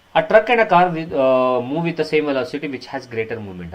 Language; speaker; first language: English; non-native, local second language; Kannada